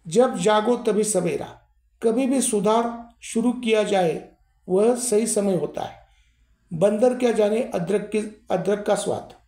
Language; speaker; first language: Hindi; non-native, local second language; Marathi